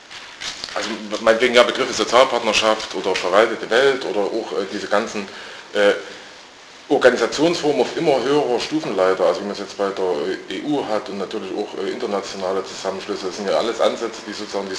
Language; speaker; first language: German; native; German